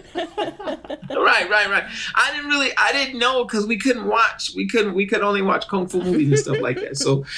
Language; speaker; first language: English; native; English